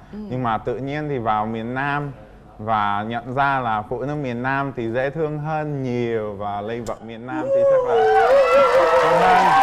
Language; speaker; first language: Vietnamese; non-native, fluent; Czech